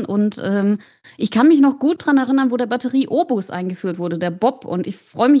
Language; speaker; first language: German; native; German